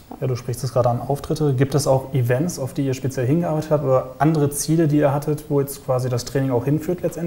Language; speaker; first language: German; native; German